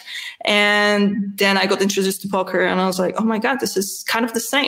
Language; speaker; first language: English; non-native, fluent; Polish